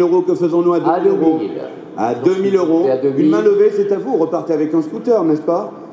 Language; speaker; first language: French; native; French